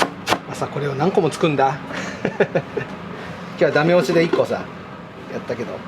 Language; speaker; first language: Japanese; native; Japanese